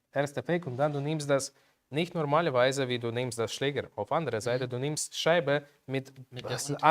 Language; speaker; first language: German; non-native, learner; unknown